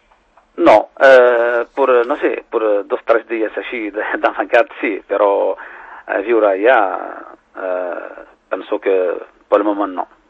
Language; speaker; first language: Catalan; non-native, fluent; Berber languages